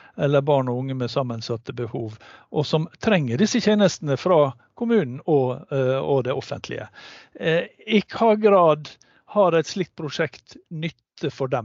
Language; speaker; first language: Norwegian; native; Norwegian